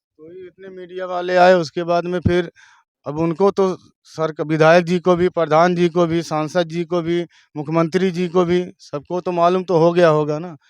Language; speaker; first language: Hindi; native; Hindi